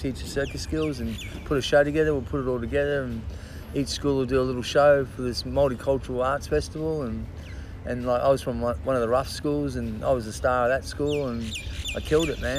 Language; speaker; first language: English; native; English